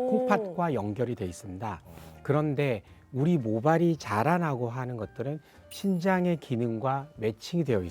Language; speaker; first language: Korean; native; Korean